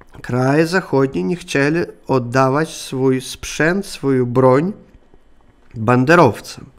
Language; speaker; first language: Polish; non-native, learner; Russian